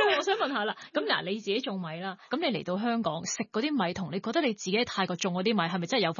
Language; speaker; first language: Cantonese; native; Cantonese